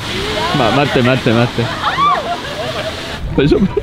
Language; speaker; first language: Japanese; non-native, learner; French